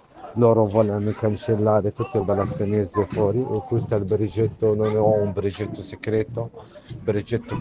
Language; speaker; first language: Italian; non-native, learner; Arabic